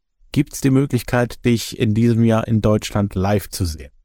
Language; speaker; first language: German; native; German